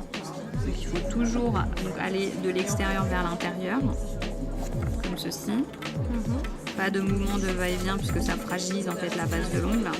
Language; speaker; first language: French; native; French